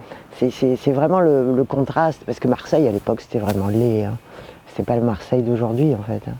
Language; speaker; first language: French; native; French